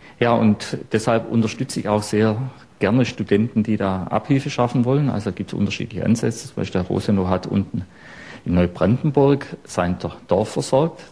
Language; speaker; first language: German; native; German